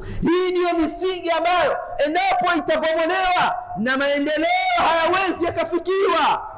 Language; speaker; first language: Swahili; native; Swahili